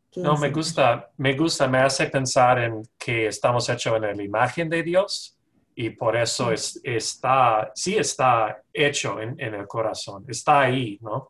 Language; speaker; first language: Spanish; non-native, fluent; English